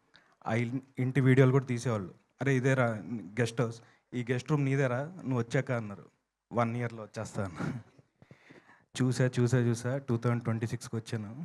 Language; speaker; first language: Telugu; native; Telugu